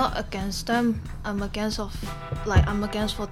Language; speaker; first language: English; non-native, local second language; Cantonese